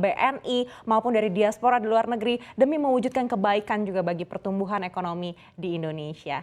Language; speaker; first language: Indonesian; native; Indonesian